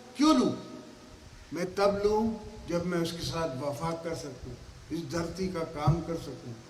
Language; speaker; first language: Urdu; non-native, local second language; Saraiki